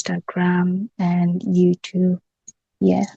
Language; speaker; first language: English; non-native, learner; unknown